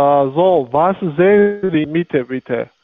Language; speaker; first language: German; non-native, learner; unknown